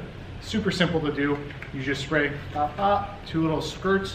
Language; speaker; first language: English; native; English